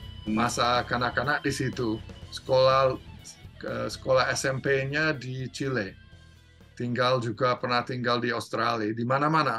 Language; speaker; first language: Indonesian; non-native, fluent; English